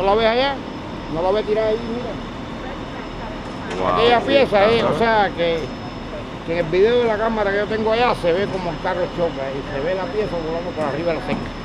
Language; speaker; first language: Spanish; native; Spanish